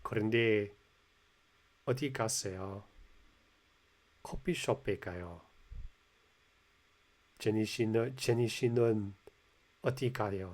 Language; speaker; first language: Korean; non-native, learner; English